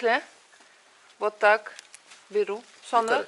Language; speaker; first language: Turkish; non-native, fluent; Russian